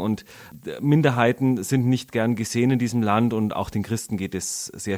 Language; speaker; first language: German; native; German